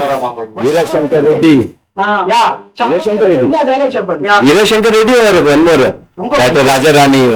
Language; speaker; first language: Telugu; non-native, learner; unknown